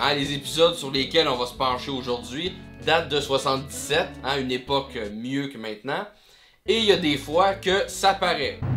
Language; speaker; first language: French; native; French